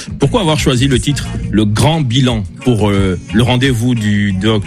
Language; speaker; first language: French; native; French